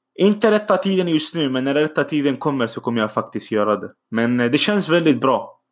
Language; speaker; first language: Swedish; early bilingual, other home language; Arabic